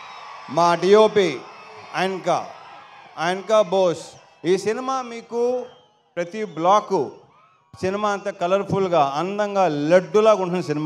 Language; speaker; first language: Telugu; native; Telugu